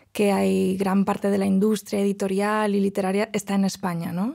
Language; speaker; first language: Spanish; non-native, local second language; Galician